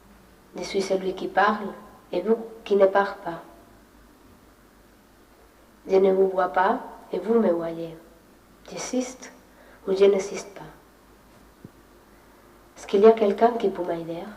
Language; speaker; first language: French; non-native, fluent; Spanish